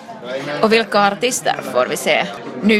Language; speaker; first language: Swedish; non-native, local second language; Finnish